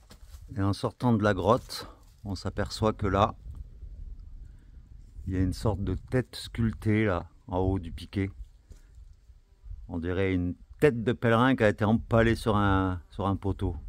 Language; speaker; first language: French; native; French